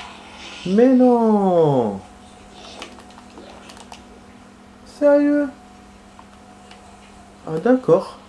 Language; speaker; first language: French; native; French